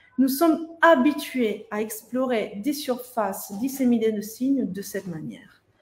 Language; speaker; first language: French; non-native, fluent; Italian